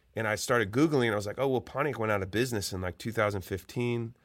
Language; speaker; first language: English; native; English